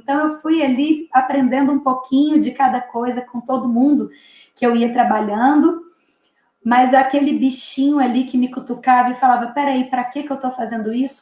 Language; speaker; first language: Portuguese; native; Portuguese